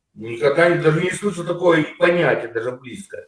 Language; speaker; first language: Russian; native; Russian